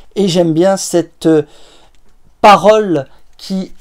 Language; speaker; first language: French; native; French